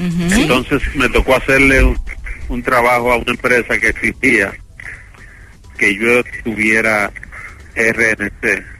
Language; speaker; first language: Spanish; native; Spanish